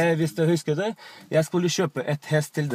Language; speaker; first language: Norwegian; non-native, learner; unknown